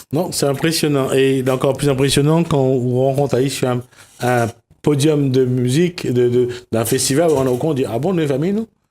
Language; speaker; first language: French; non-native, local second language; Réunion Creole French